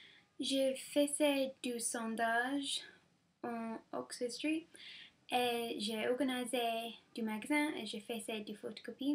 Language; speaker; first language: French; non-native, learner; English